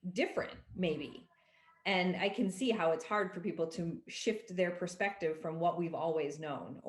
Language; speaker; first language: English; native; English